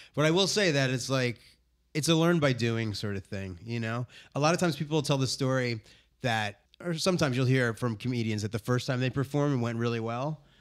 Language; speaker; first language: English; native; English